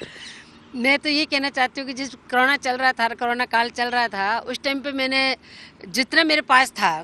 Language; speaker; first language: Hindi; native; Hindi